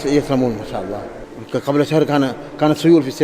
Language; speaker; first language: Arabic; non-native, learner; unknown